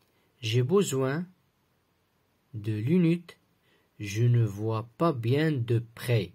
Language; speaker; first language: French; non-native, local second language; Arabic